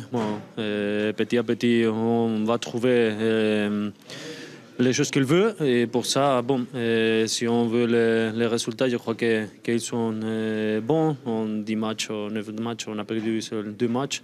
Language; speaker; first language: French; non-native, fluent; Spanish